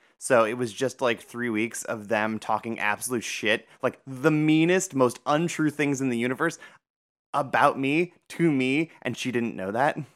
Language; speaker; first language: English; native; English